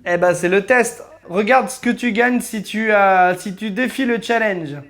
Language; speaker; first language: French; native; French